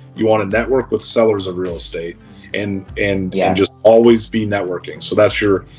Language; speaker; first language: English; native; English